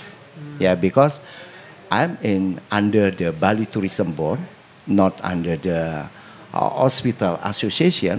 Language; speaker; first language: English; non-native, learner; Indonesian